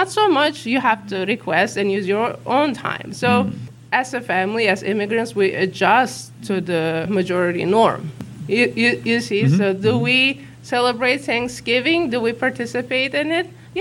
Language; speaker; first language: English; non-native, fluent; Uzbek